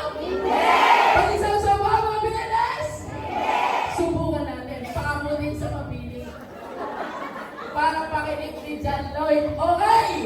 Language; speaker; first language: Filipino; native; Filipino